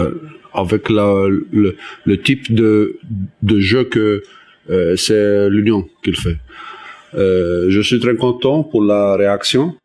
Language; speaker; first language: French; non-native, learner; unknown